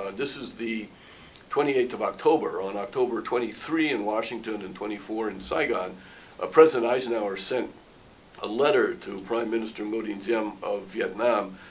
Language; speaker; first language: English; native; English